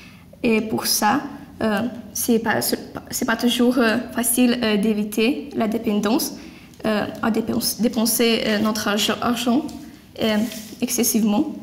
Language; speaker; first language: French; non-native, learner; Lithuanian